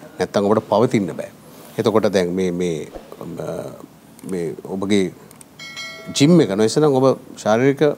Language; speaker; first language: Sinhala; native; Sinhala